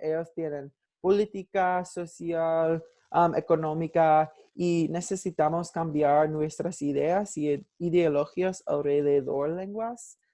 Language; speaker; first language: Spanish; non-native, learner; English